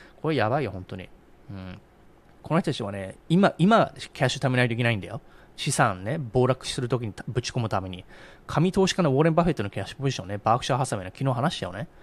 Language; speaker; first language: Japanese; native; Japanese